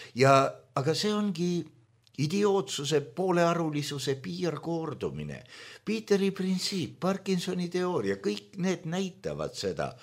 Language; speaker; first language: Estonian; native; Estonian